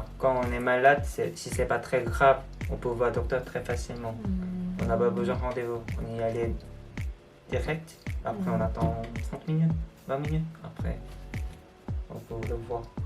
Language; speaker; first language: French; non-native, learner; Korean